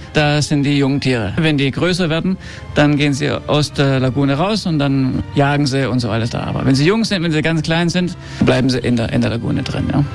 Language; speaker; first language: German; early bilingual, heritage; German